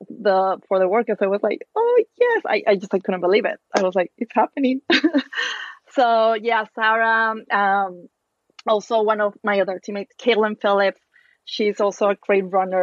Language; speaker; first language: English; non-native, fluent; Spanish